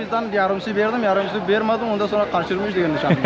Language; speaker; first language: Turkish; non-native, learner; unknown